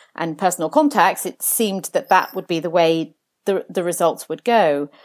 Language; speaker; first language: English; early bilingual, other home language; Italian